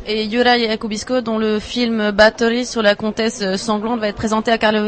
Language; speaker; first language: French; native; French